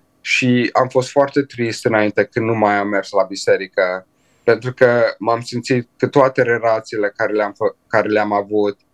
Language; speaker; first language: Romanian; early bilingual, heritage; Romanian